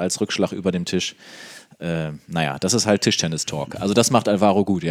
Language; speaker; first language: German; native; German